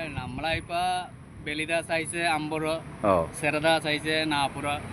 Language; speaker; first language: Malayalam; non-native, local second language; Bangla